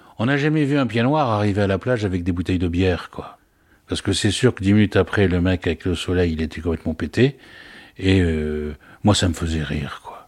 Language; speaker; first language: French; native; French